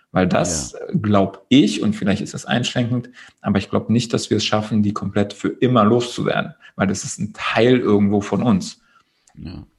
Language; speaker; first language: German; non-native, local second language; Greek